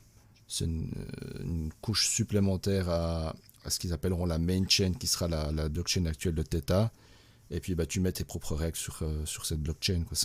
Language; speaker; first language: French; native; French